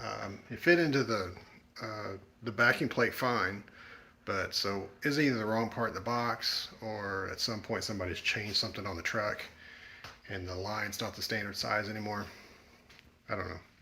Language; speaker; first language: English; native; English